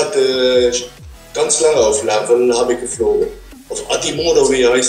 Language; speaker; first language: German; non-native, learner; Dutch